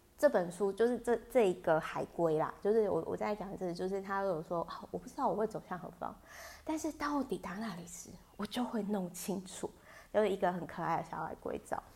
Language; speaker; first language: Chinese; native; Chinese